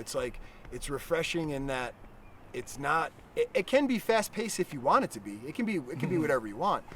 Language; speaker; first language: English; native; English